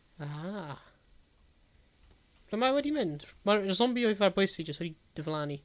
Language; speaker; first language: Welsh; native; Welsh